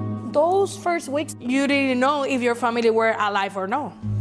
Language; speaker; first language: English; non-native, fluent; Spanish